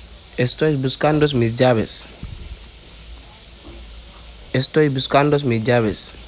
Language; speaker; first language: Spanish; non-native, fluent; Wolof